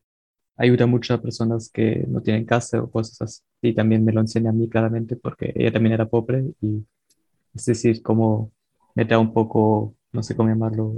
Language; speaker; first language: Spanish; early bilingual, heritage; Spanish